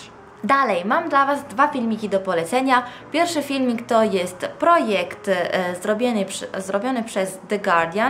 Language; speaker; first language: Polish; non-native, fluent; Italian